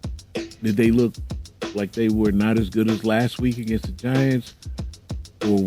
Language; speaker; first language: English; native; English